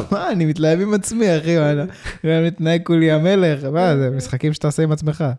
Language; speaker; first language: Hebrew; early bilingual, heritage; Hebrew